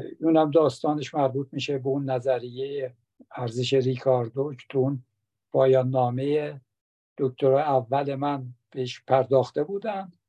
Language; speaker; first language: Persian; non-native, local second language; Azerbaijani